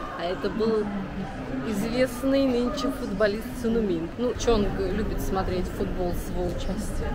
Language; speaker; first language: Russian; native; Russian